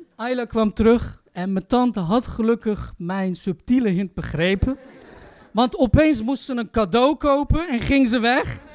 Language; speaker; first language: Dutch; early bilingual, other home language; Turkish